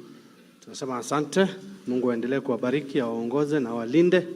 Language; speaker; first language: Swahili; non-native, local second language; Kalenjin